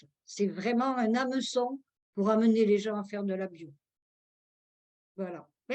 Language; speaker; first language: French; native; French